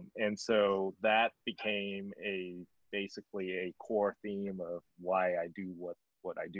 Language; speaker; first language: English; non-native, local second language; Cantonese